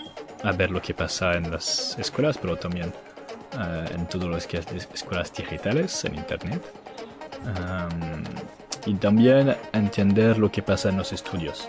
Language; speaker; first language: Spanish; non-native, learner; French